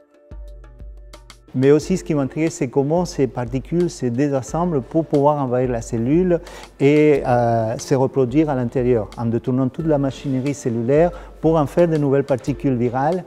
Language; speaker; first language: French; non-native, fluent; Spanish